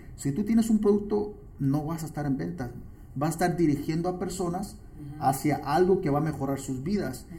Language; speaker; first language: Spanish; early bilingual, heritage; Spanish